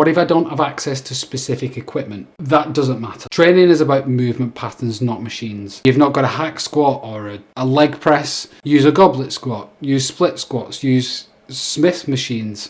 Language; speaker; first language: English; native; English